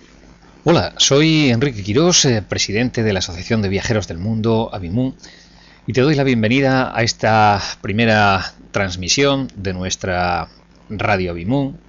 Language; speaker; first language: Spanish; native; Spanish